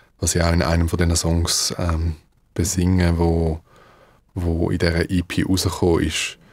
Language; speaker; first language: German; early bilingual, other home language; Dutch